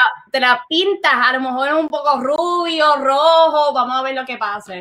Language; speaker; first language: Spanish; native; Spanish